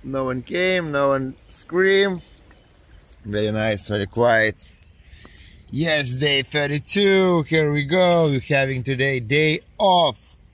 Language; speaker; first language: English; non-native, learner; Lithuanian